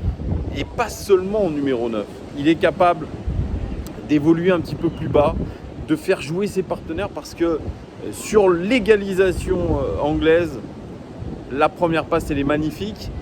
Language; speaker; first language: French; native; French